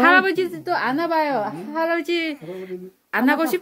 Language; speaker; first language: Korean; non-native, learner; Vietnamese